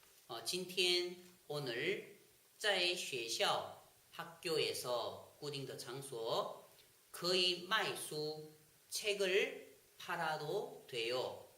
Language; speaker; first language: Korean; non-native, fluent; Chinese